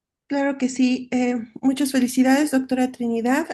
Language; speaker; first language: Spanish; native; Spanish